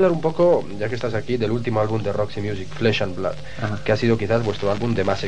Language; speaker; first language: Spanish; native; Spanish